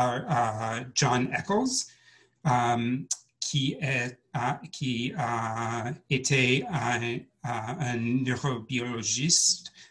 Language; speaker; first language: French; non-native, learner; English